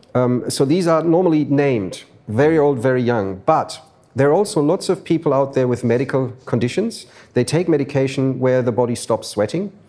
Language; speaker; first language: English; non-native, fluent; German